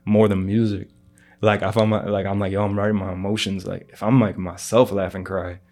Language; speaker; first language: English; early bilingual, other home language; Greek